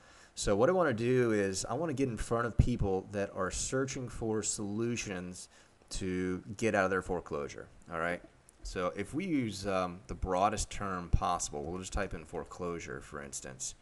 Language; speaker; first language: English; native; English